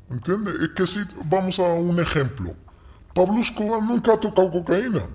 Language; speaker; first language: Spanish; non-native, fluent; Arabic